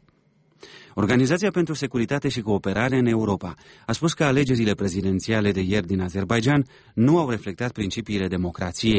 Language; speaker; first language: Romanian; native; Romanian